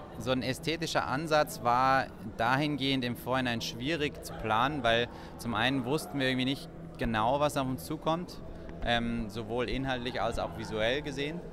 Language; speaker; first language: German; native; German